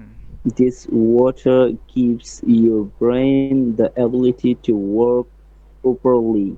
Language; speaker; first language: English; non-native, learner; Bangla